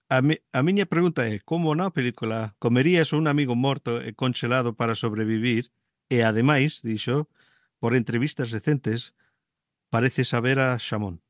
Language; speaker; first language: Galician; early bilingual, heritage; Galician